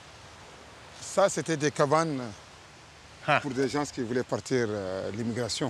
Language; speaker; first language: French; non-native, local second language; Fula